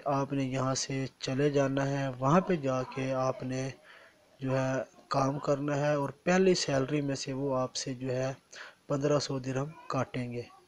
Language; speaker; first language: Urdu; non-native, local second language; Punjabi